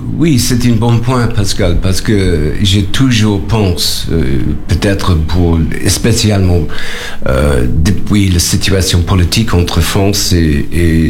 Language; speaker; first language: French; non-native, learner; English